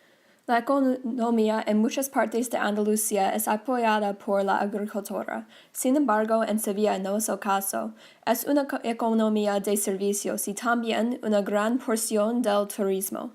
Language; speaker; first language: Spanish; non-native, learner; English